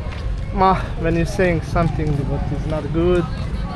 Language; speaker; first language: English; non-native, learner; German